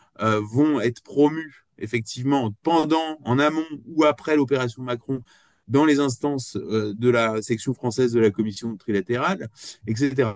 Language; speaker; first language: French; native; French